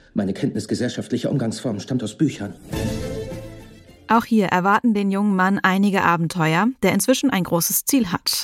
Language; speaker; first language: German; native; German